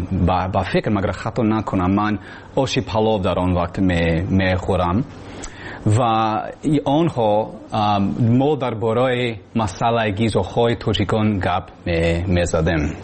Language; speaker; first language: Persian; non-native, learner; English